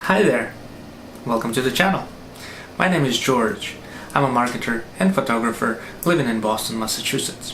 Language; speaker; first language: English; non-native, fluent; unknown